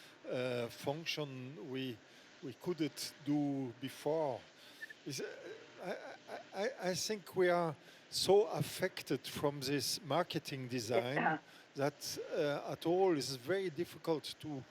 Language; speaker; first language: English; non-native, fluent; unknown